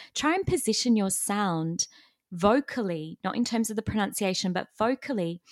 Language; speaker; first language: English; native; English